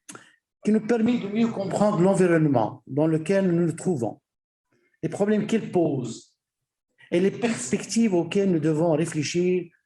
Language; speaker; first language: French; non-native, local second language; Arabic